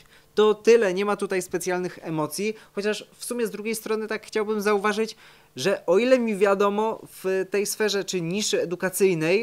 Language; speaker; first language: Polish; native; Polish